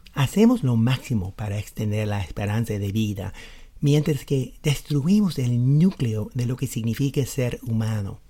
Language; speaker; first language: Spanish; non-native, fluent; English